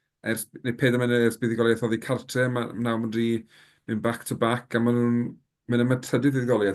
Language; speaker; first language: Welsh; native; Welsh